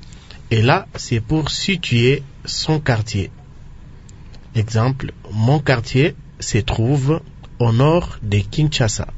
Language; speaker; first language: French; non-native, local second language; Lingala